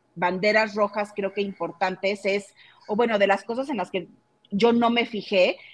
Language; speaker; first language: Spanish; native; Spanish